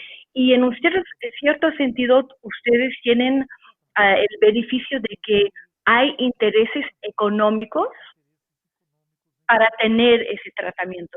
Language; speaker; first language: Spanish; non-native, fluent; English